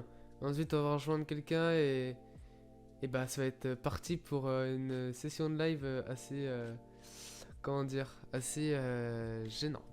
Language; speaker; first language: French; native; French